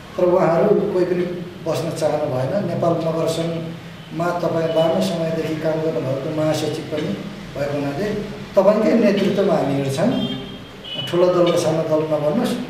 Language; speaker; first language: Nepali; non-native, local second language; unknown